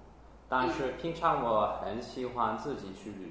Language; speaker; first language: Chinese; non-native, fluent; English